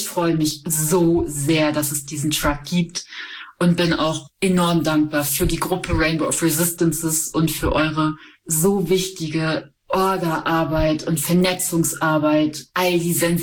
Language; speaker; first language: German; native; German